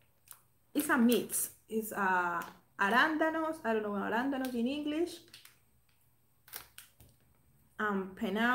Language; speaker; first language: English; non-native, learner; Spanish